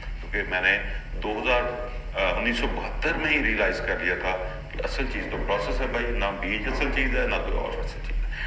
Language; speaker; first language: Urdu; non-native, local second language; Punjabi